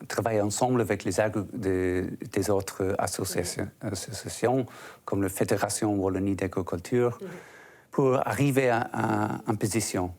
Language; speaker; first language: French; non-native, fluent; English